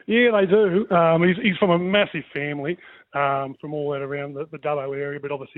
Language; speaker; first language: English; native; English